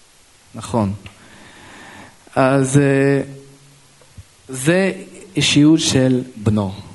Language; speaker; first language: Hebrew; non-native, local second language; Russian